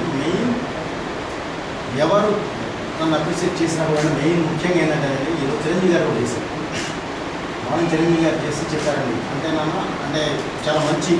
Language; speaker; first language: Telugu; native; Telugu